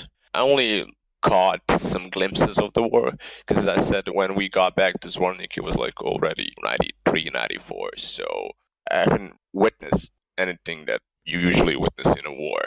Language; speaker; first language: English; non-native, fluent; Bosnian